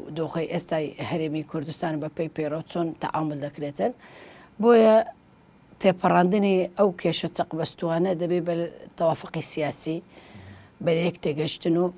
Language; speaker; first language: Central Kurdish; non-native, local second language; Turkish